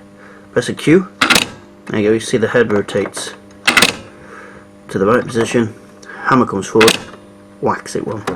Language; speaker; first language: English; native; English